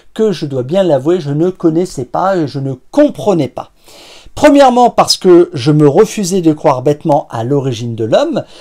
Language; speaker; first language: French; native; French